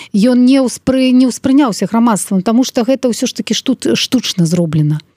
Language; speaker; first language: Belarusian; non-native, local second language; Russian